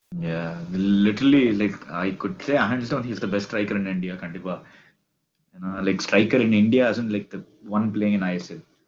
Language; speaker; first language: English; non-native, local second language; Tamil